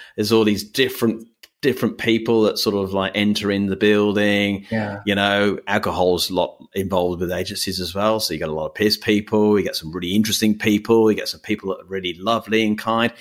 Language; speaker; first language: English; native; English